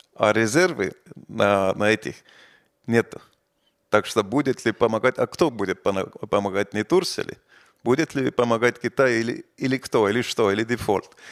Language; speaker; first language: Russian; non-native, fluent; Estonian